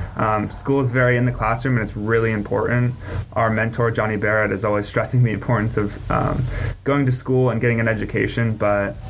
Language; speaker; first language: English; native; English